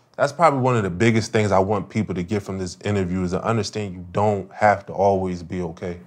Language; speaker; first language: English; native; English